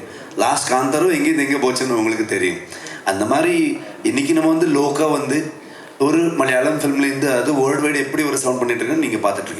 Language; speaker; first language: Tamil; non-native, local second language; Kannada